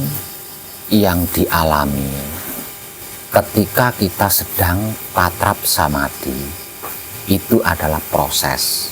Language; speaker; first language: Indonesian; non-native, local second language; Javanese